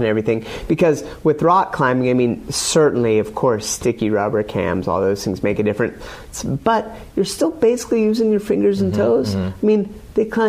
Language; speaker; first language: English; native; English